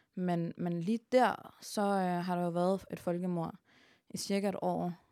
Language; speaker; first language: Danish; early bilingual, other home language; Arabic